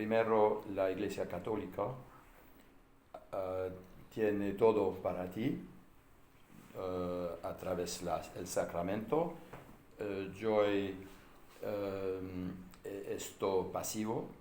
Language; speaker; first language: Spanish; non-native, learner; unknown